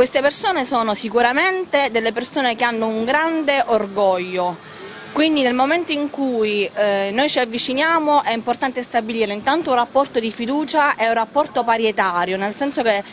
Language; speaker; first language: Italian; native; Italian